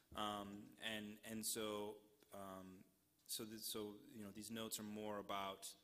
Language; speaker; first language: English; native; English